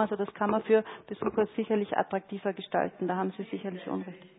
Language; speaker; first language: German; native; German